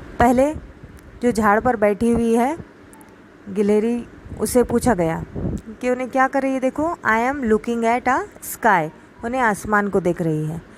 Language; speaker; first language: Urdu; native; Urdu